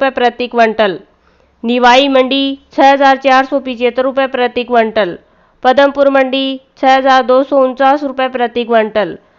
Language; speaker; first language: Hindi; native; Hindi